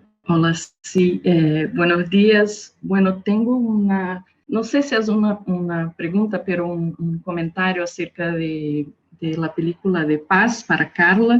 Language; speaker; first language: Spanish; non-native, learner; Portuguese